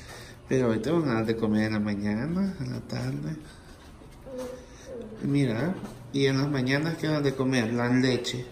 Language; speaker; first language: Spanish; native; Spanish